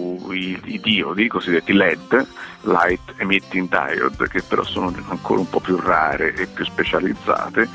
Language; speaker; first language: Italian; native; Italian